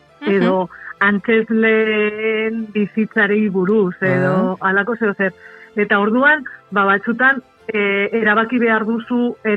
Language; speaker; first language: Basque; non-native, local second language; Spanish